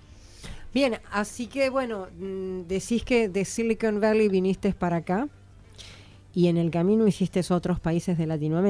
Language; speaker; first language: Spanish; native; Spanish